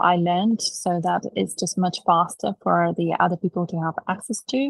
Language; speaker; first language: English; non-native, fluent; Russian